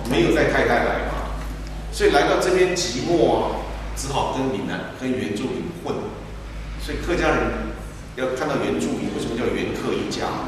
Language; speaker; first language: Chinese; native; Chinese